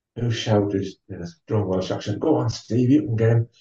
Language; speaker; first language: English; native; English